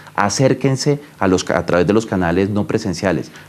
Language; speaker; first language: Spanish; native; Spanish